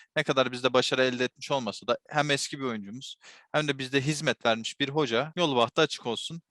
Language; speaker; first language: Turkish; native; Turkish